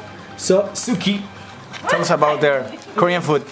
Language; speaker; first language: English; non-native, learner; Spanish